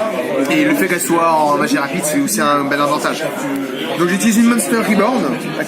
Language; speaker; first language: French; native; French